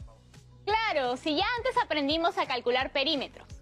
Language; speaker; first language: Spanish; native; Spanish